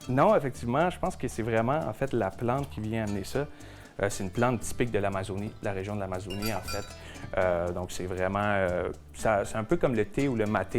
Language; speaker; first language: French; native; French